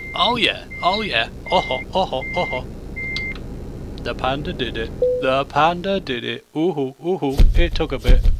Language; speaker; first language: English; native; English